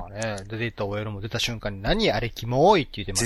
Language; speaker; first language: Japanese; native; Japanese